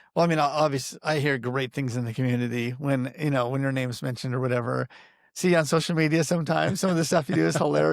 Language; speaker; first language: English; native; English